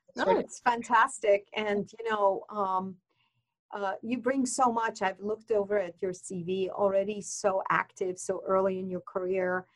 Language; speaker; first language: English; non-native, fluent; Persian